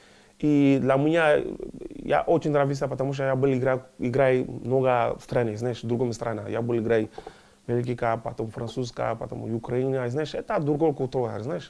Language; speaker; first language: Russian; non-native, learner; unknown